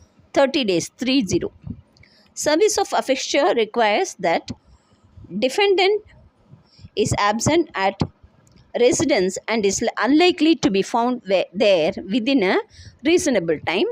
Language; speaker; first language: English; non-native, local second language; Tamil